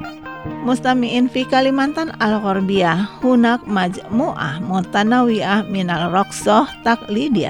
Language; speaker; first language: Arabic; non-native, fluent; Indonesian